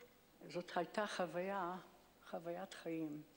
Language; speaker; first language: Hebrew; non-native, fluent; Hungarian